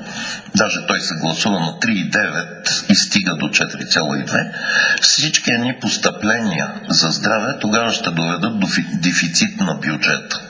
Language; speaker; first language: Bulgarian; native; Bulgarian